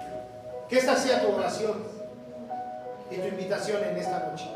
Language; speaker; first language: Spanish; native; Spanish